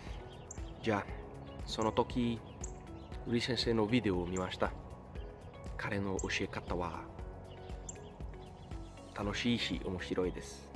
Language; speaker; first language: Japanese; non-native, learner; Portuguese